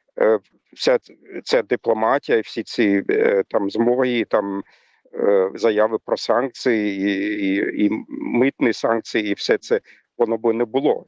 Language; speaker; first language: Ukrainian; non-native, fluent; German